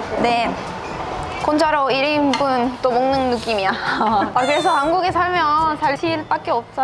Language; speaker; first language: Korean; non-native, fluent; Spanish